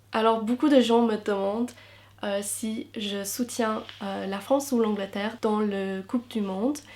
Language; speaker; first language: French; non-native, fluent; English